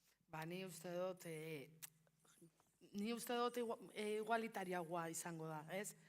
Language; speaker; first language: Basque; non-native, local second language; Spanish